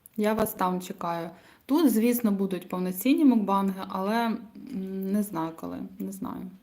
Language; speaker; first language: Ukrainian; non-native, local second language; Russian